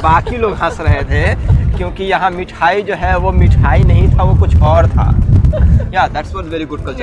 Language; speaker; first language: Hindi; native; Hindi